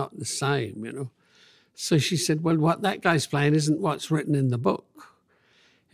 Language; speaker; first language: English; native; English